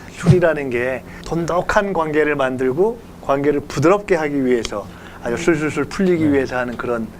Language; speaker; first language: Korean; native; Korean